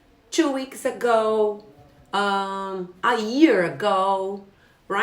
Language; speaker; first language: English; non-native, fluent; Portuguese